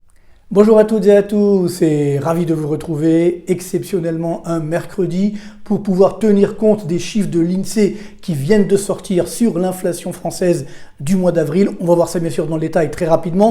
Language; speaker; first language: French; native; French